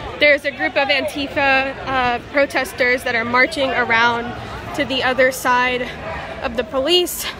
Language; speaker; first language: English; native; English